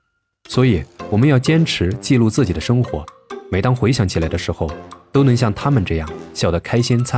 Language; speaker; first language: Chinese; native; Chinese